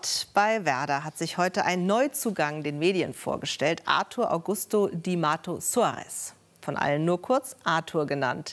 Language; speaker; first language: German; native; German